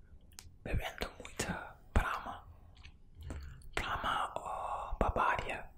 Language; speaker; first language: Portuguese; non-native, learner; Spanish